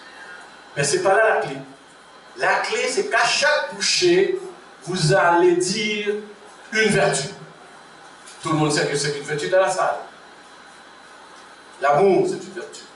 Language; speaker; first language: French; non-native, local second language; Haitian Creole